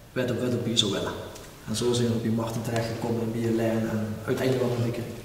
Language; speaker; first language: Dutch; native; Dutch